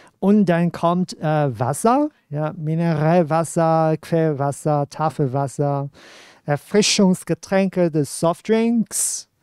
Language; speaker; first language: German; non-native, fluent; Cantonese